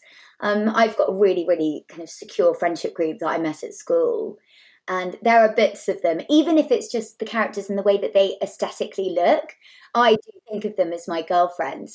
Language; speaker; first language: English; native; English